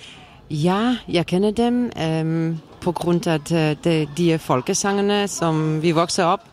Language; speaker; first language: Danish; non-native, fluent; Polish